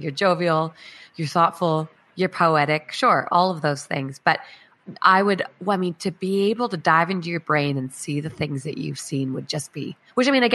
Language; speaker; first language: English; native; English